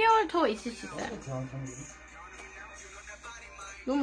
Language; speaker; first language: Korean; non-native, learner; Swedish